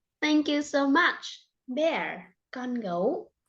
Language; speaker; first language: English; non-native, fluent; Vietnamese